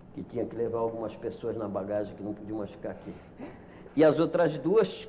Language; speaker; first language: Portuguese; native; Portuguese